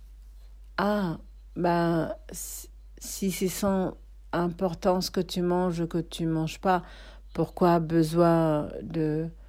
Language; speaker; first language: French; non-native, fluent; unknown